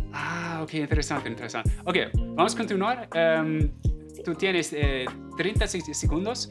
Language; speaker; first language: Spanish; non-native, fluent; German